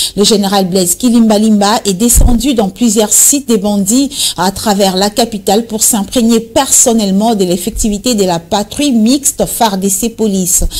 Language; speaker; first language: French; non-native, local second language; Lingala